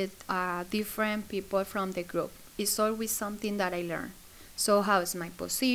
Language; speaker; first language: English; non-native, fluent; Spanish